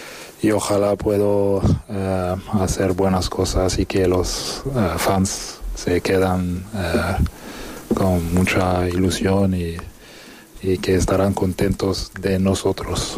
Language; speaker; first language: Spanish; non-native, fluent; French